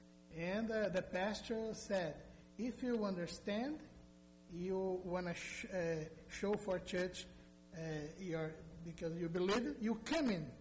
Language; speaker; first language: English; non-native, learner; Portuguese